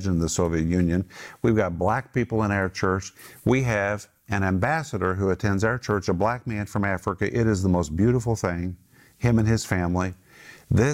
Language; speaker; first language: English; native; English